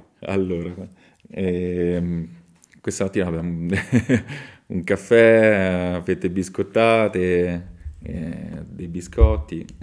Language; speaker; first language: Italian; native; Italian